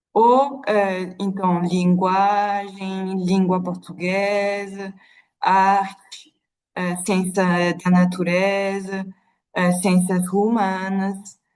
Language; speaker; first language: Portuguese; non-native, fluent; French